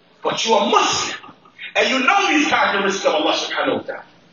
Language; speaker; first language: English; native; English